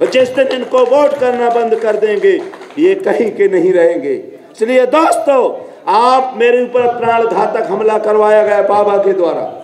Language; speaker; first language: Hindi; native; Hindi